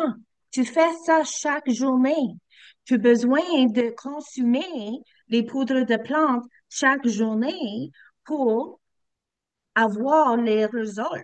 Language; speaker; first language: French; non-native, learner; English